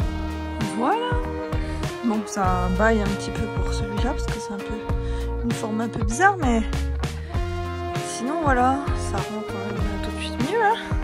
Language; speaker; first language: French; native; French